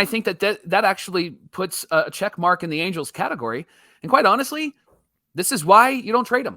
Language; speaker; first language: English; native; English